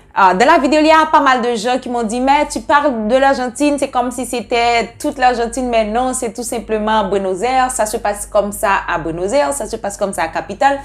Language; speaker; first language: French; non-native, local second language; Haitian Creole